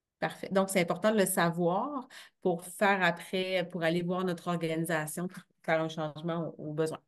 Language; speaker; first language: French; native; French